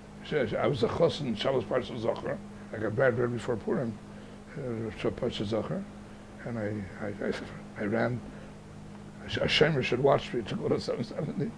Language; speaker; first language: English; native; English